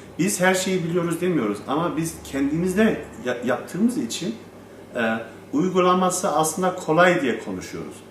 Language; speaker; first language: Turkish; early bilingual, heritage; Turkish